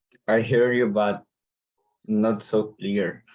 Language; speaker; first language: English; non-native, learner; Spanish